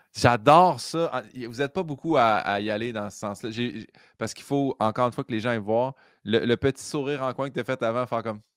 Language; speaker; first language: French; native; French